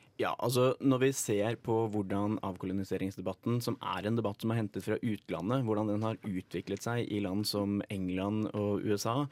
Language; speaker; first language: Norwegian; native; Norwegian